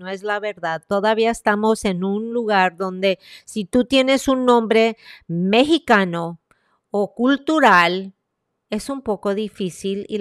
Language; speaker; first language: Spanish; early bilingual, heritage; Spanish